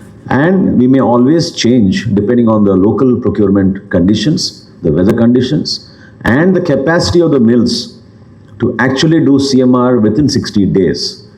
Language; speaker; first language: English; non-native, local second language; Telugu